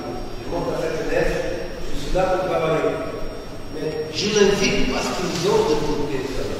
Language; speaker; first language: French; non-native, learner; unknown